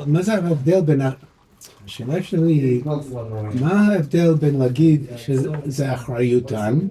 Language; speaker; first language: Hebrew; non-native, fluent; English